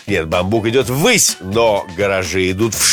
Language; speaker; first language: Russian; native; Russian